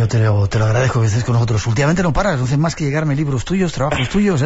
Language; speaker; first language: Spanish; native; Spanish